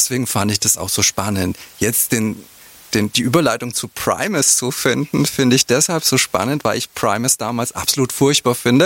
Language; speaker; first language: German; native; German